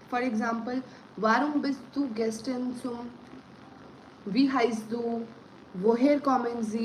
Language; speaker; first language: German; non-native, learner; Hindi